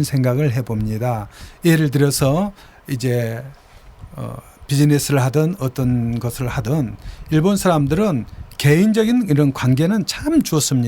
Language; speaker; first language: Korean; native; Korean